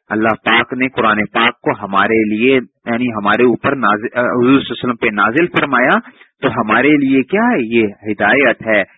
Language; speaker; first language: Urdu; native; Urdu